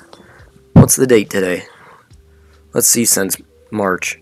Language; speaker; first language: English; native; English